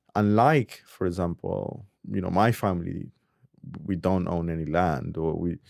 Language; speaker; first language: English; early bilingual, other home language; Spanish